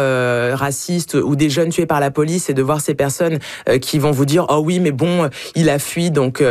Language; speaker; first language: French; native; French